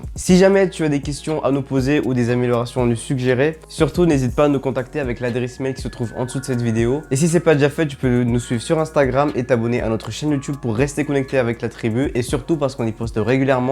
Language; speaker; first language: French; native; French